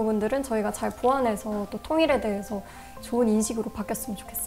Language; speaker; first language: Korean; native; Korean